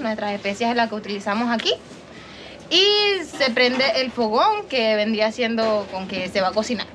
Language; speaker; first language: Spanish; native; Spanish